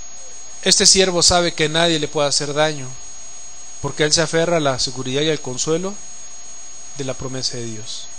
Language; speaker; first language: Spanish; native; Spanish